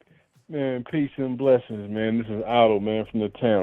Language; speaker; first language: English; native; English